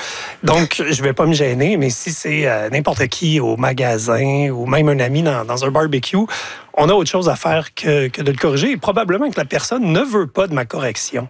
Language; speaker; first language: French; native; French